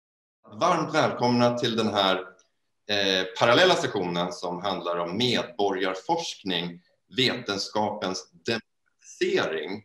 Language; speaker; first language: Swedish; native; Swedish